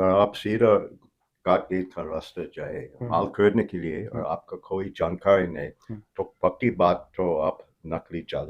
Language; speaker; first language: Hindi; non-native, fluent; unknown